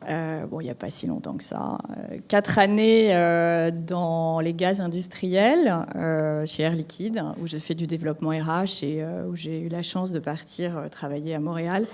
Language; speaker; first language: French; native; French